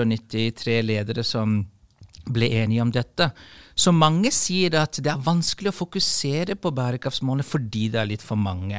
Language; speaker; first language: Norwegian; non-native, fluent; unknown